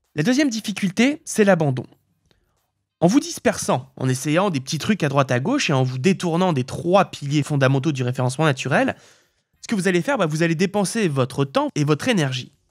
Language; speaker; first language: French; native; French